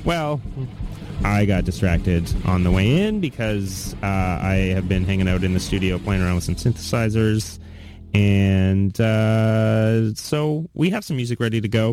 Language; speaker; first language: English; native; English